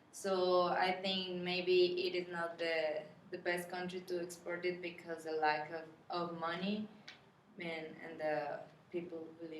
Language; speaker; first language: English; non-native, learner; Spanish